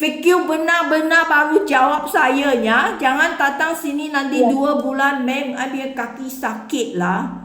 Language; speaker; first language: Indonesian; non-native, learner; Filipino